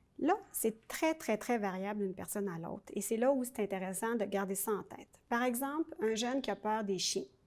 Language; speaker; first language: French; native; French